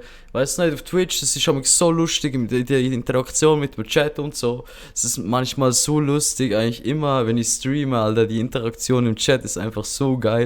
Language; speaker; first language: German; non-native, local second language; Swiss German